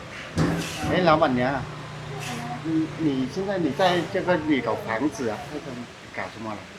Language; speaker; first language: Chinese; non-native, fluent; Vietnamese